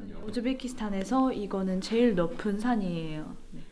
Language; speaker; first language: Korean; non-native, fluent; Russian